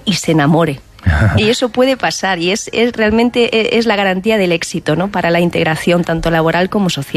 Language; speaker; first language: Spanish; native; Spanish